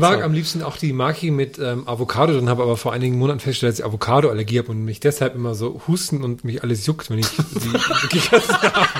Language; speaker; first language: German; native; German